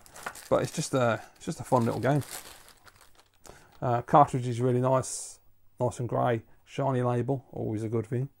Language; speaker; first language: English; native; English